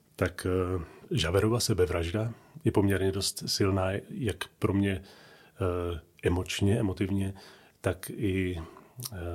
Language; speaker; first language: Czech; native; Czech